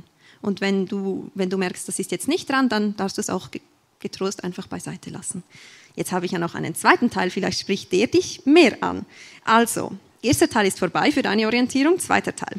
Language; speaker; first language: German; native; German